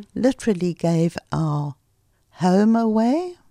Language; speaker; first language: English; native; English